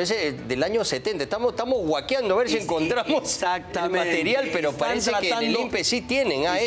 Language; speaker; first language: Spanish; native; Spanish